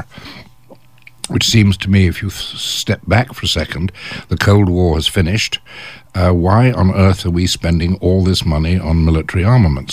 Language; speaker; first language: English; native; English